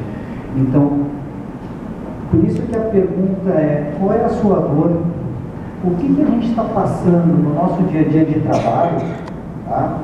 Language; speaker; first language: Portuguese; native; Portuguese